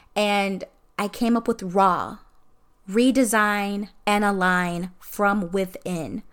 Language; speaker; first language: English; native; English